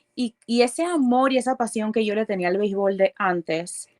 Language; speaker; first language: Spanish; early bilingual, other home language; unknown